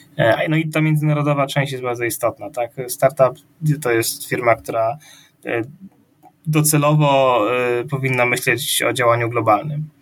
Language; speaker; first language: Polish; native; Polish